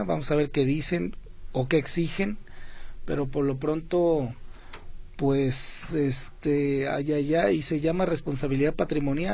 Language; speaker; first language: Spanish; native; Spanish